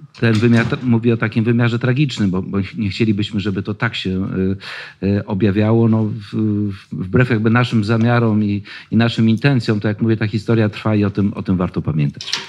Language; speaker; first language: Polish; native; Polish